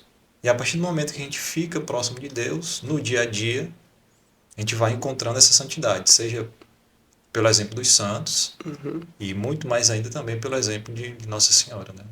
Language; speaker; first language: Portuguese; native; Portuguese